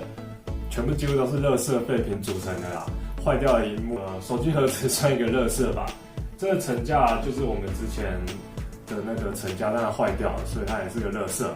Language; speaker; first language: Chinese; native; Chinese